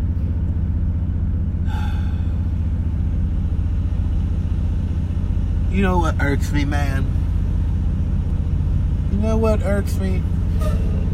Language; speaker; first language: English; native; English